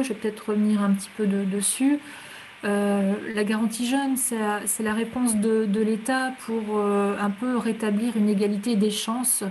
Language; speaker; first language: French; native; French